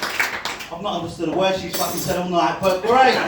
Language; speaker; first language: English; native; English